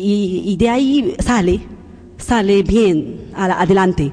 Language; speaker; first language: Spanish; non-native, learner; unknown